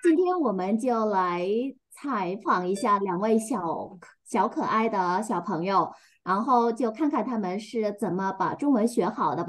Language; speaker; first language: Chinese; non-native, fluent; Vietnamese